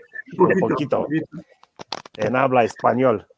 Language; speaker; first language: Spanish; non-native, learner; Romanian